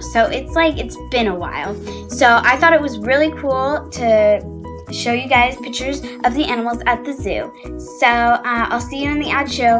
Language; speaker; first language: English; native; English